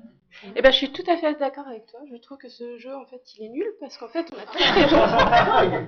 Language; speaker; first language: French; native; French